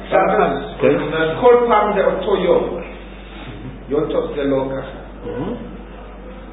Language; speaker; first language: Hebrew; non-native, fluent; English